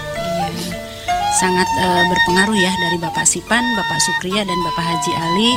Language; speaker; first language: Indonesian; native; Indonesian